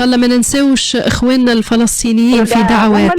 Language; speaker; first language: Arabic; native; Arabic